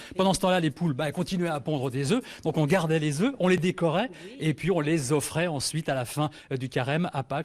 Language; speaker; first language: French; native; French